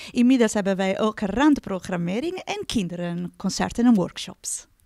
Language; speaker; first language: Dutch; non-native, fluent; Italian